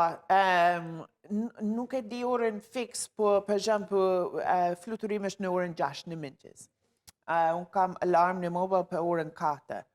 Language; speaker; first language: Albanian; non-native, learner; English